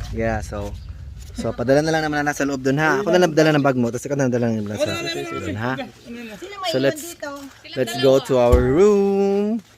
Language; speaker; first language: Filipino; non-native, local second language; Cebuano